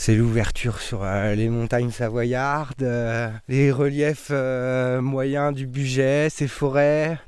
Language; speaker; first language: French; native; French